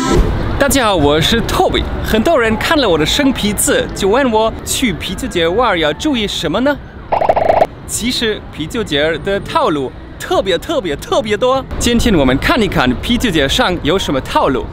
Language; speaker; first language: Chinese; non-native, fluent; German